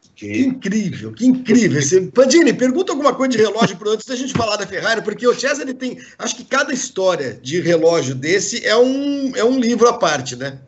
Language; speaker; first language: Portuguese; native; Portuguese